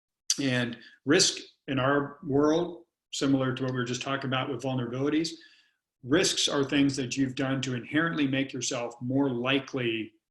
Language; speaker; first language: English; native; English